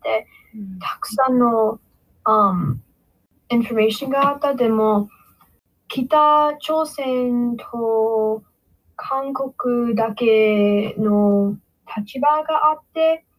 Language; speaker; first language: Japanese; non-native, learner; English